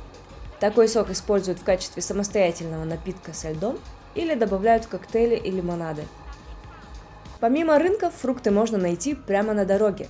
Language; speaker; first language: Russian; native; Russian